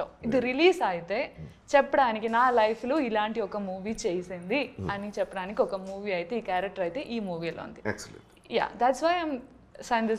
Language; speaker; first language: Telugu; non-native, learner; Malayalam